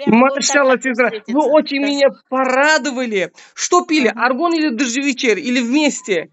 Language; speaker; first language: Russian; non-native, local second language; Uzbek